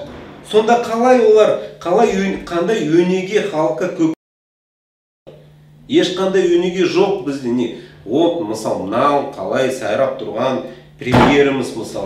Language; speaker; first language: Kazakh; non-native, local second language; Russian